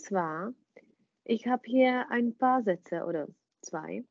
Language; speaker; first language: German; non-native, fluent; Czech